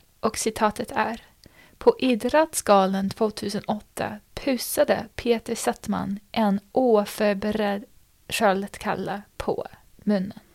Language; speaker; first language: Swedish; non-native, fluent; English